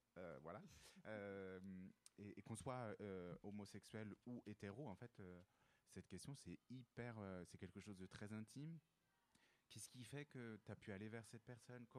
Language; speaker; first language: French; native; French